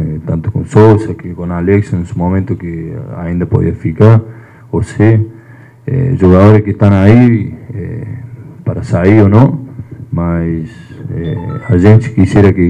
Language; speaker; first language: Portuguese; non-native, fluent; Spanish